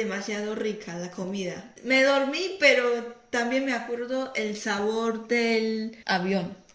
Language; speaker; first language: Spanish; non-native, fluent; Chinese